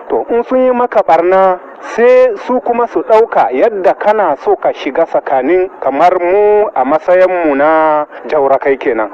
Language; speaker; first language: Hausa; non-native, local second language; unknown